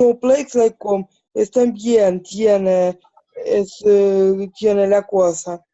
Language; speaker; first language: Spanish; non-native, learner; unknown